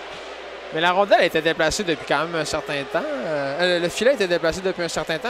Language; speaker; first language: French; native; French